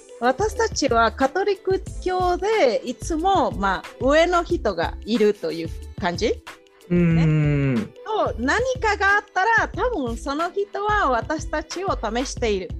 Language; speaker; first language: Japanese; non-native, fluent; Spanish